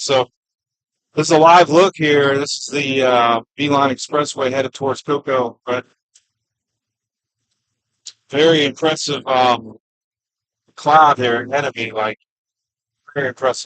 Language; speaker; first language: English; native; English